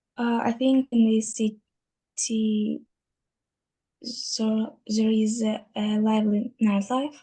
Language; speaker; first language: English; non-native, learner; Russian